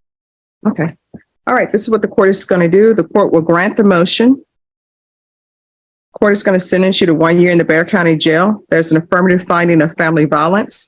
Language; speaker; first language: English; native; English